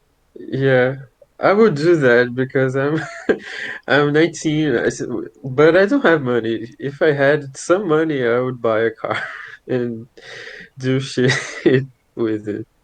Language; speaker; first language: English; non-native, fluent; Portuguese